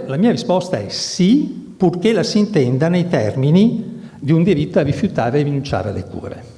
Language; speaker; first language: Italian; native; Italian